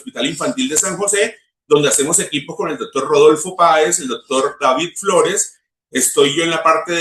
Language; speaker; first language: Spanish; native; Spanish